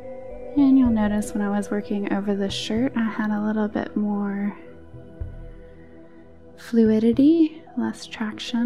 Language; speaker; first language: English; native; English